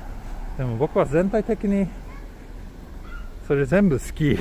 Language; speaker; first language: Japanese; non-native, fluent; Swedish